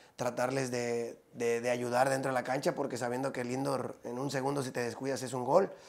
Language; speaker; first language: Spanish; native; Spanish